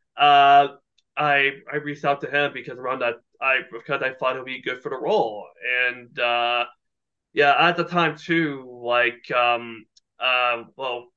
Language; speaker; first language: English; native; English